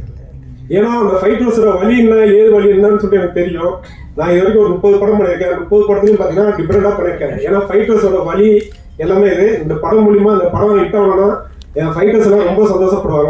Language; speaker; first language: Tamil; native; Tamil